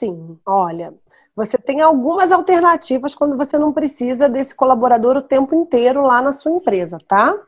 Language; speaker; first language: Portuguese; native; Portuguese